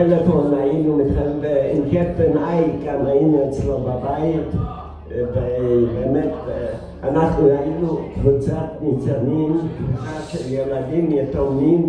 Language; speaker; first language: Hebrew; non-native, fluent; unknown